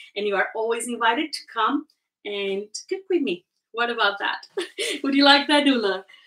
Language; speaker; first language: English; non-native, fluent; Portuguese